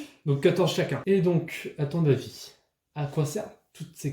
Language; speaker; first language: French; native; French